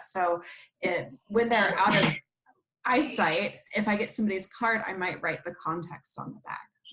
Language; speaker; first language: English; native; English